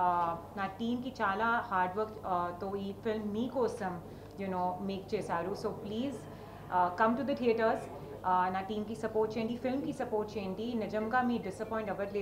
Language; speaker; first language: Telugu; non-native, learner; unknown